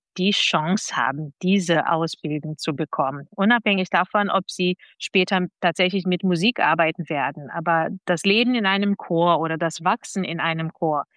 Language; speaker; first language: German; non-native, fluent; Portuguese